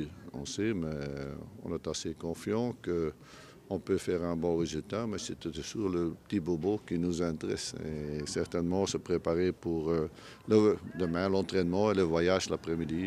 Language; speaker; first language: French; non-native, local second language; Dutch